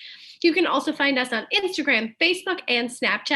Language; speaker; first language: English; native; English